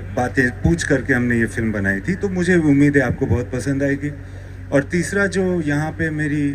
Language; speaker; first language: Hindi; native; Hindi